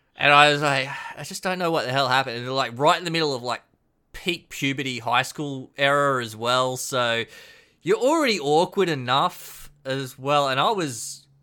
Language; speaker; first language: English; native; English